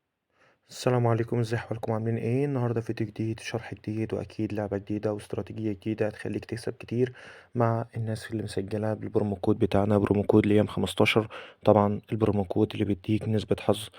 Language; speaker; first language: Arabic; native; Arabic